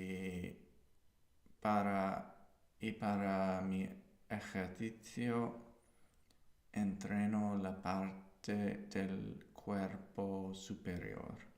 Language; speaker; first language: Spanish; non-native, learner; English